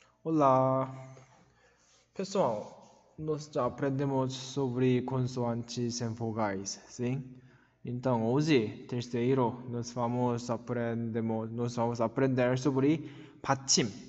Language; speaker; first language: Portuguese; non-native, learner; Korean